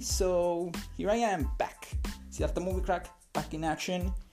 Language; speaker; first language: English; non-native, fluent; Spanish